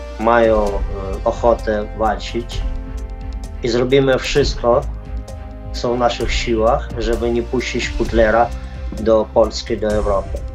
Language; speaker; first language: Polish; non-native, fluent; Ukrainian